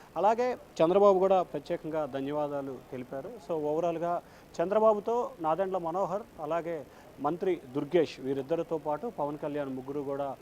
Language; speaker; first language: Telugu; native; Telugu